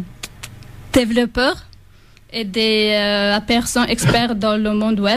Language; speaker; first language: French; non-native, fluent; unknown